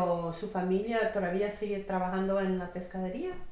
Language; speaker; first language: Spanish; non-native, fluent; English